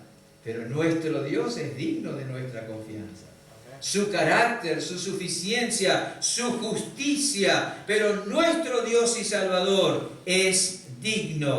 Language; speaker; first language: Spanish; native; Spanish